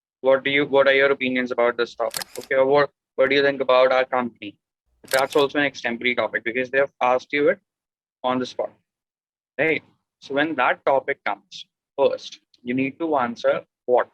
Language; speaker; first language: English; non-native, local second language; Hindi